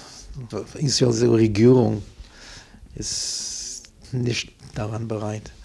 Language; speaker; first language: German; non-native, fluent; English